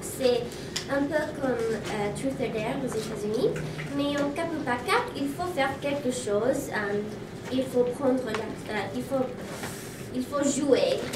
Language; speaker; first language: French; non-native, learner; English